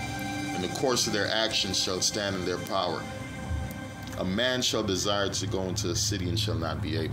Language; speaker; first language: English; native; English